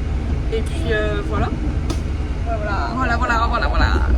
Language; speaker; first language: French; native; French